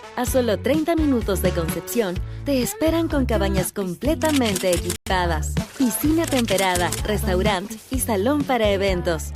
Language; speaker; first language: Spanish; native; Spanish